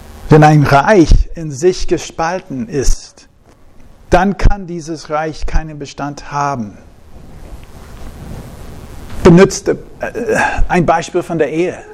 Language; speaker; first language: German; non-native, fluent; English